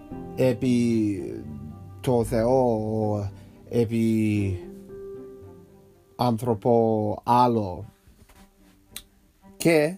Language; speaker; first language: Greek; non-native, learner; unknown